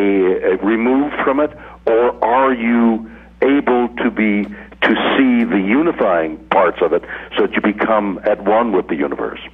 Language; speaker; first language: English; native; English